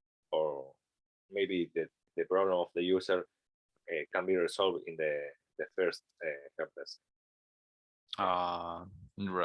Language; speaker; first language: English; non-native, learner; Spanish